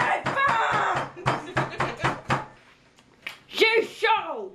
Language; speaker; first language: French; non-native, learner; English